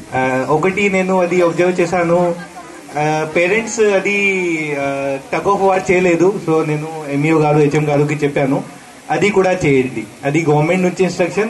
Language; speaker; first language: Telugu; non-native, learner; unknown